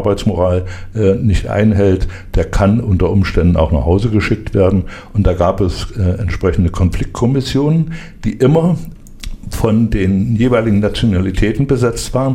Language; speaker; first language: German; native; German